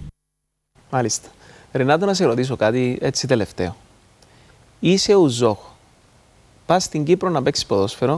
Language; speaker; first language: Greek; native; Greek